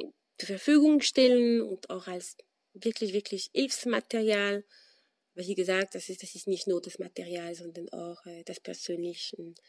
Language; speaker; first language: German; non-native, fluent; French